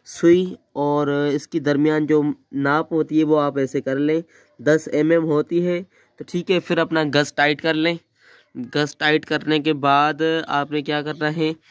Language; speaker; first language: Urdu; non-native, local second language; Sindhi